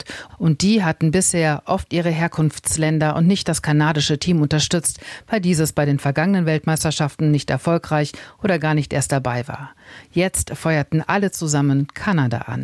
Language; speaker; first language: German; native; German